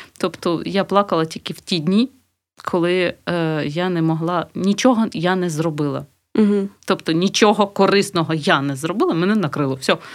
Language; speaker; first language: Ukrainian; native; Ukrainian